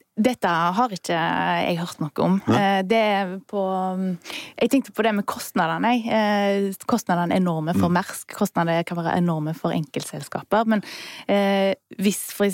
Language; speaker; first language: Norwegian; native; Norwegian